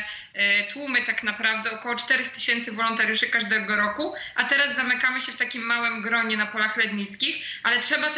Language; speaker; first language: Polish; native; Polish